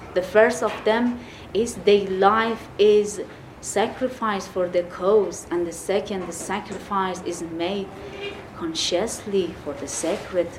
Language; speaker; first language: English; non-native, fluent; Persian